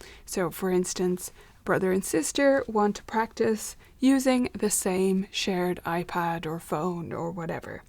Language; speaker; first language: English; native; English